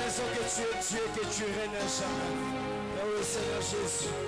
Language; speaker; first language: French; non-native, local second language; Lingala